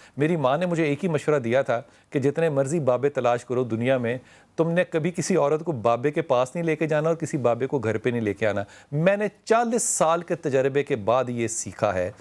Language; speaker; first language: Urdu; native; Urdu